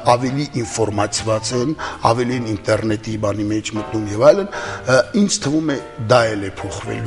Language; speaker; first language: Armenian; early bilingual, heritage; Armenian